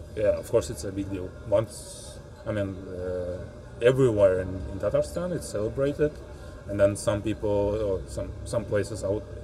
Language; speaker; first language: English; non-native, fluent; Russian